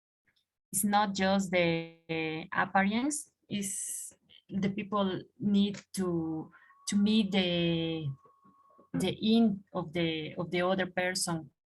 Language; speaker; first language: English; non-native, learner; Spanish